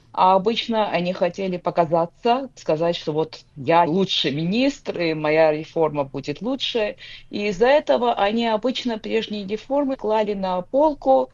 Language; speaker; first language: Russian; non-native, local second language; Georgian